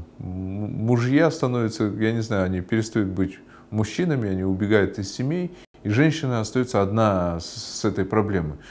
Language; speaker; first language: Russian; non-native, local second language; Kyrgyz